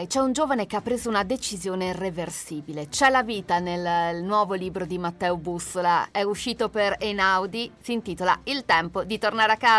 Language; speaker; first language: Italian; native; Italian